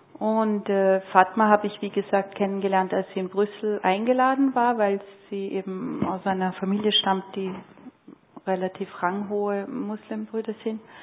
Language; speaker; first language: German; native; German